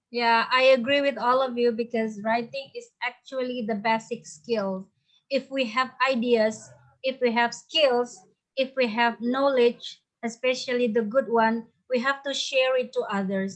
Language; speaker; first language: English; non-native, fluent; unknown